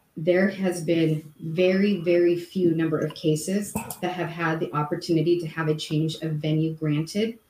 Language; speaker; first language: English; native; English